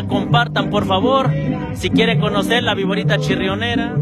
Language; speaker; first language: Spanish; native; Spanish